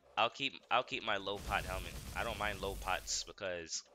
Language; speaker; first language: English; native; English